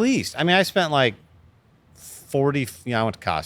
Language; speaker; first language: English; native; English